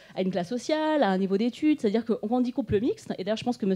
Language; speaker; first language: French; native; French